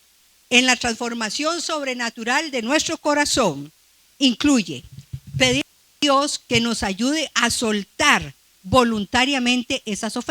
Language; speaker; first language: Spanish; native; Spanish